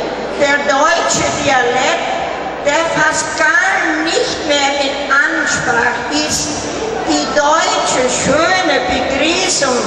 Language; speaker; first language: German; early bilingual, heritage; German